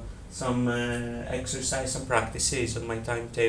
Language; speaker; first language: English; non-native, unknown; Greek